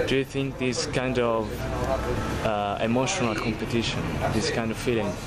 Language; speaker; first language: English; non-native, fluent; Italian